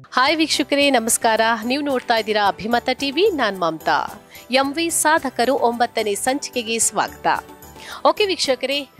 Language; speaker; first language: Kannada; native; Kannada